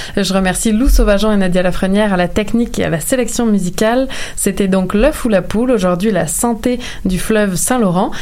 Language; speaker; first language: French; native; French